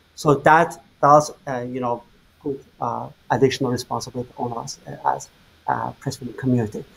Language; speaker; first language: English; non-native, fluent; Azerbaijani